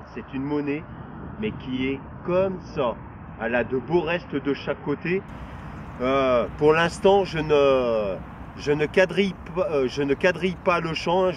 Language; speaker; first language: French; native; French